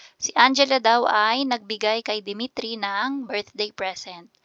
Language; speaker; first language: Filipino; native; Filipino